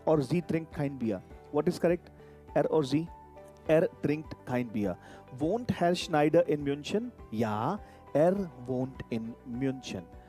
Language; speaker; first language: German; non-native, fluent; Hindi